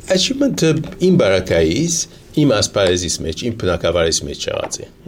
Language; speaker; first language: Armenian; early bilingual, heritage; Armenian